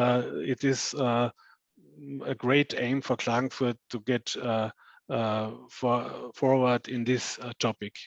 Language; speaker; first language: English; non-native, fluent; German